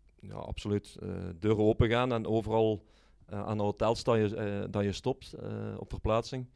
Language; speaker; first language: Dutch; native; Dutch